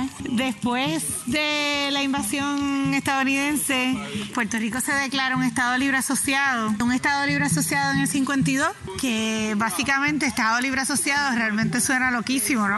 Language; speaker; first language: Spanish; native; Spanish